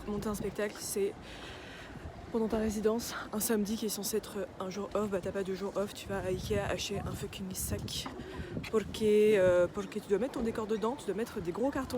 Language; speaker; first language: French; native; French